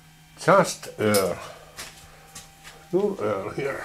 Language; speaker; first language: German; non-native, learner; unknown